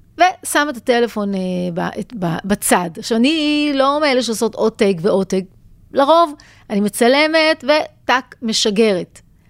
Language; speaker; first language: Hebrew; native; Hebrew